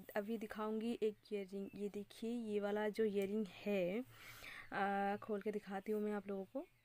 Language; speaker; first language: Hindi; non-native, local second language; Bangla